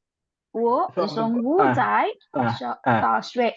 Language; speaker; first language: Chinese; non-native, learner; Tamil